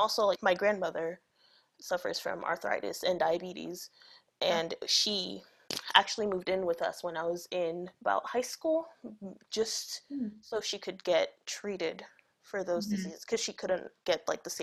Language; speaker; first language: English; early bilingual, other home language; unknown